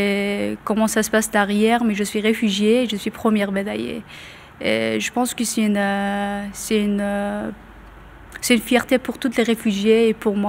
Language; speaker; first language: French; non-native, learner; Persian